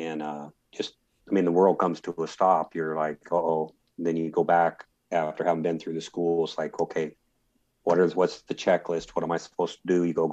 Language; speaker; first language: English; native; English